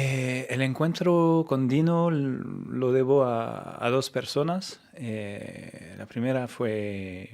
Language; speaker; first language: Spanish; non-native, fluent; French